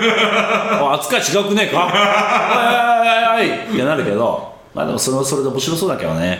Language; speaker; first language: Japanese; native; Japanese